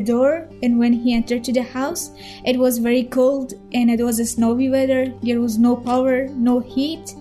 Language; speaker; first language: English; non-native, fluent; Persian